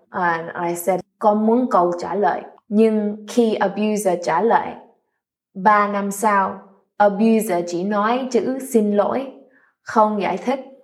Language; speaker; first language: Vietnamese; early bilingual, other home language; English